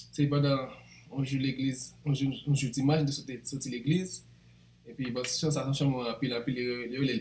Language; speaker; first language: French; non-native, local second language; Haitian Creole